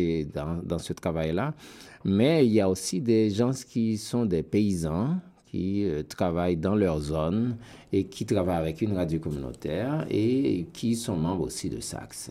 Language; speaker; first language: French; non-native, local second language; Haitian Creole